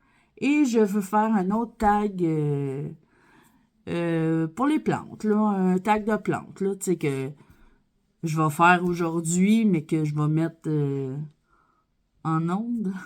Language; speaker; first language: French; native; French